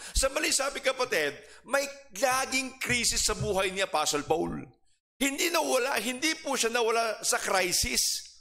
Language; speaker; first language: Filipino; non-native, local second language; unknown